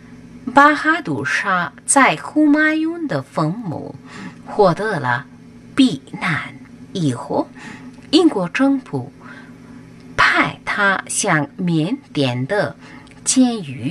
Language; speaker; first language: Chinese; non-native, fluent; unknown